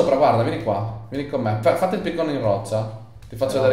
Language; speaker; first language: Italian; native; Italian